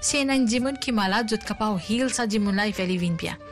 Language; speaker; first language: French; native; French